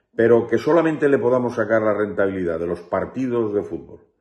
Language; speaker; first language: Spanish; native; Spanish